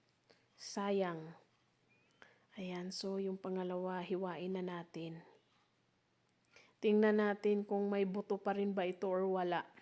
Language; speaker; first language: Filipino; native; Filipino